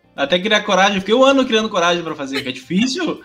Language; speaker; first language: Portuguese; native; Portuguese